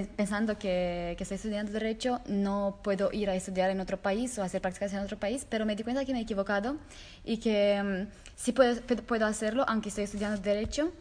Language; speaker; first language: Spanish; non-native, fluent; Romanian